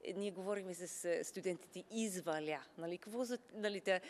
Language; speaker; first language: Bulgarian; non-native, fluent; English